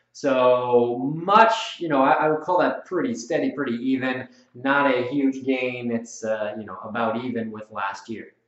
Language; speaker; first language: English; native; English